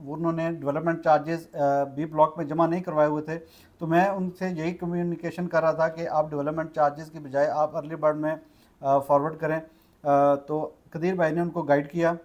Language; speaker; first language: Urdu; non-native, local second language; Punjabi